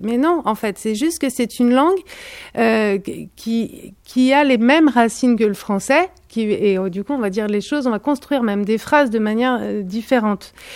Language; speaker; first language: French; native; French